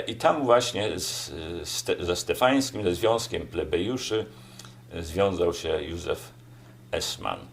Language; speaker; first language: Polish; native; Polish